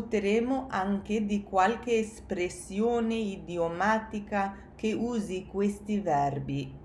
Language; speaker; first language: Italian; non-native, fluent; English